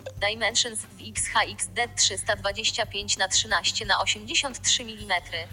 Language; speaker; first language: Polish; native; Polish